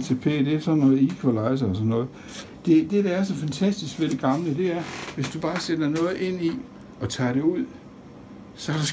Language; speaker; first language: Danish; native; Danish